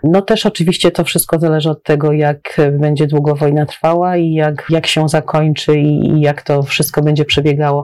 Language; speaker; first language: Polish; native; Polish